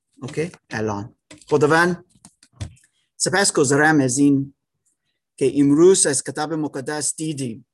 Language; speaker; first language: Persian; non-native, learner; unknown